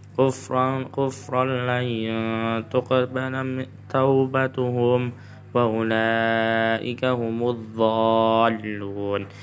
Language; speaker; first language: Arabic; non-native, learner; Indonesian